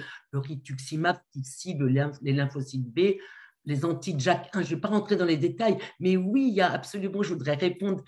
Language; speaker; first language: French; native; French